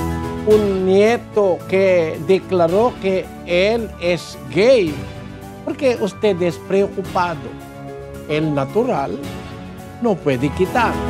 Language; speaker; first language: Spanish; non-native, learner; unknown